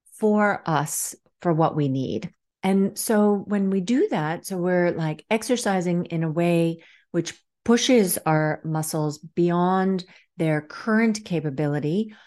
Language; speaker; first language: English; native; English